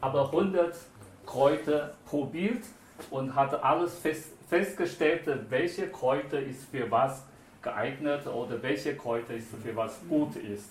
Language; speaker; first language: German; non-native, fluent; Chinese